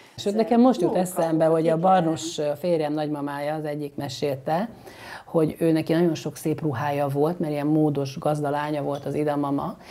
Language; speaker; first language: Hungarian; native; Hungarian